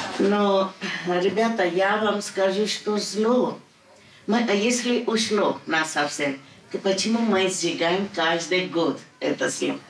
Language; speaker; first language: Russian; non-native, fluent; Hindi